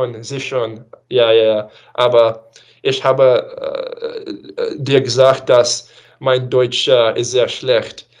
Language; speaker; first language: German; non-native, learner; English